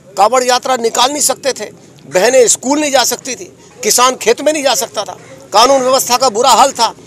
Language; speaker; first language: Hindi; native; Hindi